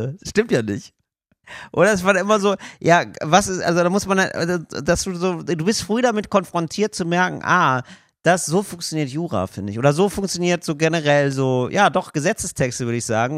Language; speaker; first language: German; native; German